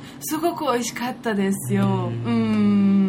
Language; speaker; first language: Japanese; non-native, learner; German